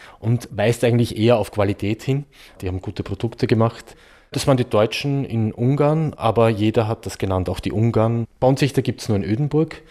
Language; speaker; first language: German; native; German